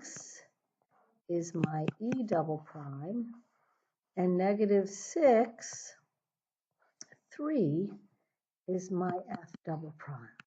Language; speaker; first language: English; native; English